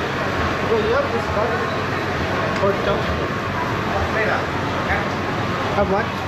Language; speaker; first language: English; non-native, local second language; Filipino